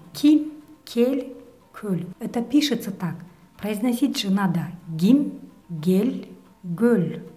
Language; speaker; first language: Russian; non-native, local second language; Kyrgyz